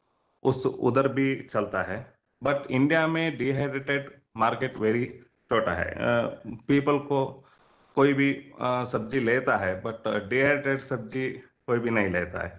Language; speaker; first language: Hindi; non-native, local second language; Kannada